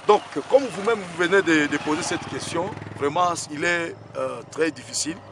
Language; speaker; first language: French; non-native, local second language; Swahili